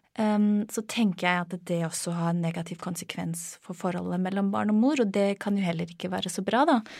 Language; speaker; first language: Norwegian; non-native, fluent; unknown